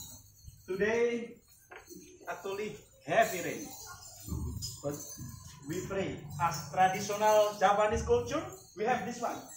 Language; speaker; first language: English; non-native, learner; Indonesian